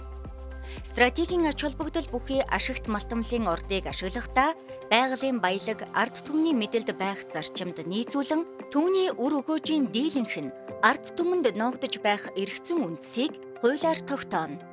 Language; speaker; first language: Mongolian; native; Mongolian